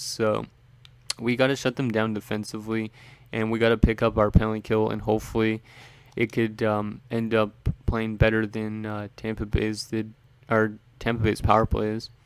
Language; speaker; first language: English; native; English